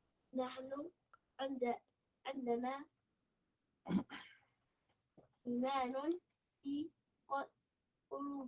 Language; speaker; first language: Arabic; non-native, learner; English